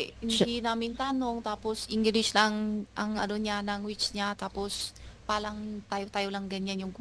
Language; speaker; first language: Filipino; non-native, learner; Chinese